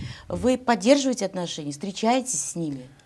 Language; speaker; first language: Russian; native; Russian